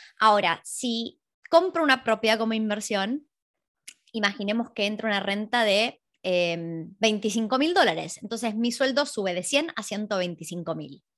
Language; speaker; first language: Spanish; native; Spanish